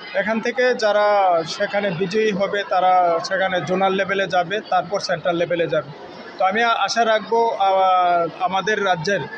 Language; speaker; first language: Bangla; native; Bangla